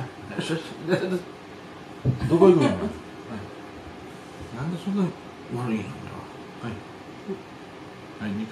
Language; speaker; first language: Japanese; native; Japanese